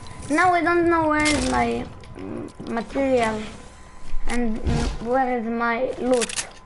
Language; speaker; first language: English; non-native, learner; Hebrew